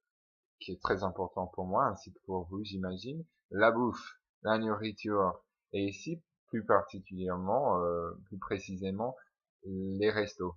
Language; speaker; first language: French; non-native, fluent; English